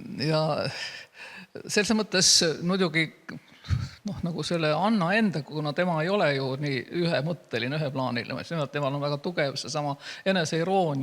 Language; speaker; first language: Estonian; native; Estonian